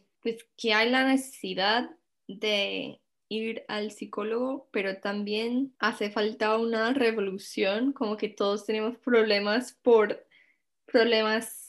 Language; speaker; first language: Spanish; non-native, fluent; English